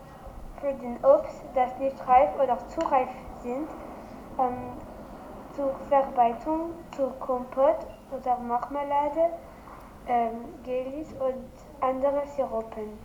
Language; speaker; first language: German; non-native, learner; French